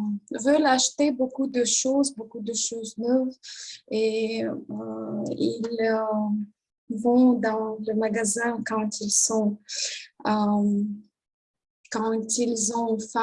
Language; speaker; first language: French; non-native, learner; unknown